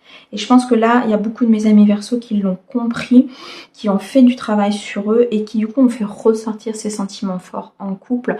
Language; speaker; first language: French; native; French